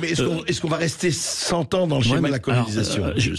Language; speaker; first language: French; native; French